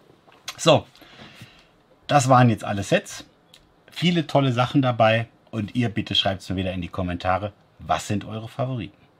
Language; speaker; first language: German; native; German